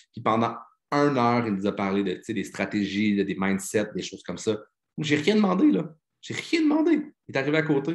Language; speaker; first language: French; native; French